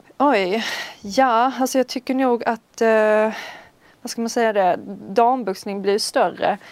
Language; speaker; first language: Swedish; native; Swedish